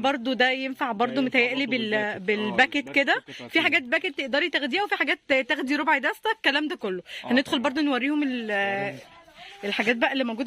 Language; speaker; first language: Arabic; native; Arabic